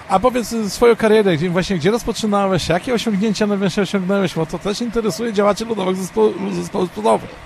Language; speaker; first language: Polish; native; Polish